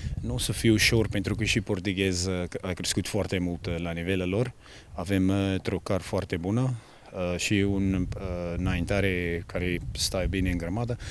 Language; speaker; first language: Romanian; non-native, learner; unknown